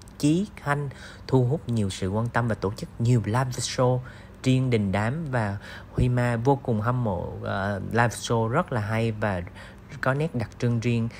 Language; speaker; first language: Vietnamese; native; Vietnamese